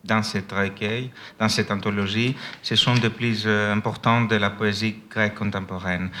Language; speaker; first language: French; non-native, fluent; Greek